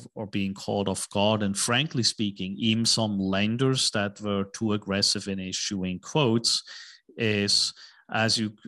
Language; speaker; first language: English; non-native, fluent; German